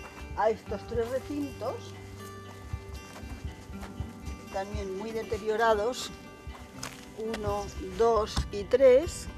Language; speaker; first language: Spanish; native; Spanish